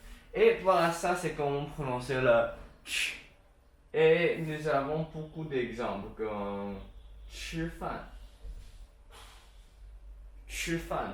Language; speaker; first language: French; non-native, learner; Chinese